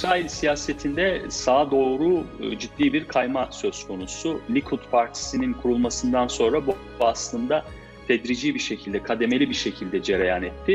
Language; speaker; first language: Turkish; native; Turkish